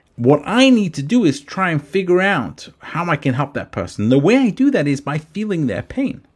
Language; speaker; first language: English; native; English